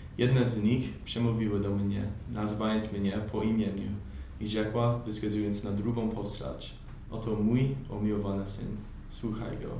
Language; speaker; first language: Polish; non-native, learner; English